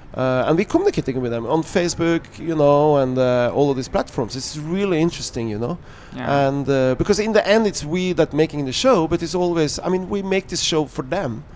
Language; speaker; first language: English; non-native, fluent; Norwegian